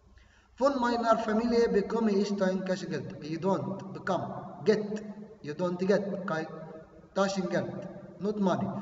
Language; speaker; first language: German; non-native, fluent; Arabic